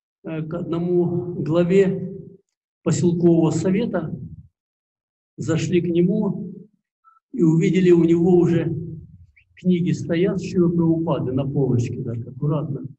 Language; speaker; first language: Russian; native; Russian